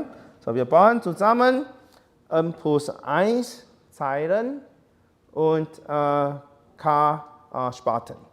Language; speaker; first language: German; non-native, learner; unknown